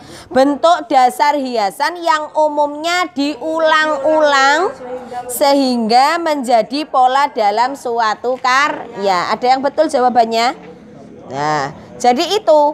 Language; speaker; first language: Indonesian; non-native, local second language; Javanese